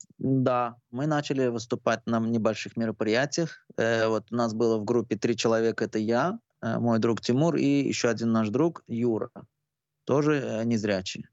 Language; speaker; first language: Russian; non-native, local second language; Azerbaijani